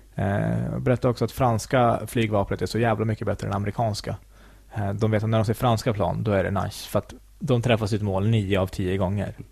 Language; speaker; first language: Swedish; early bilingual, other home language; Kurdish